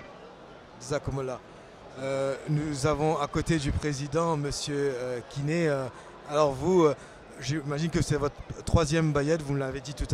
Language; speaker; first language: French; native; French